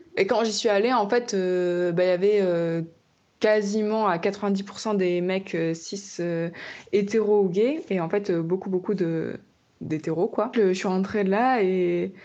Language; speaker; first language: French; native; French